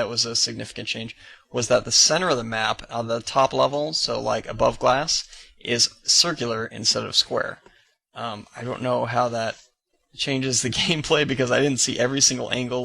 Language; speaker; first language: English; native; English